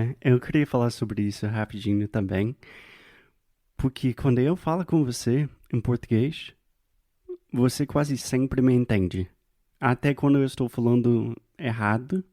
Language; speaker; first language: Portuguese; non-native, fluent; English